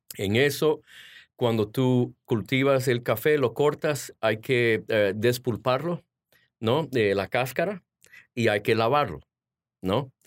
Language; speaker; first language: Spanish; early bilingual, heritage; Spanish